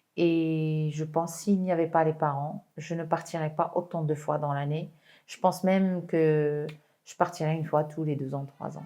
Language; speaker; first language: French; non-native, local second language; Arabic